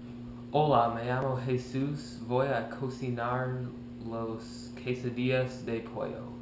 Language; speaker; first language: Spanish; non-native, learner; English